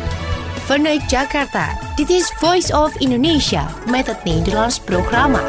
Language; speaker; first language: Dutch; non-native, fluent; Indonesian